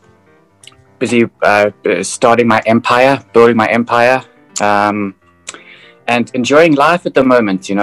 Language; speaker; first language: English; native; English